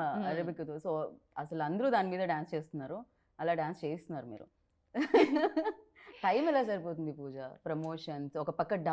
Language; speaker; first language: Telugu; native; Telugu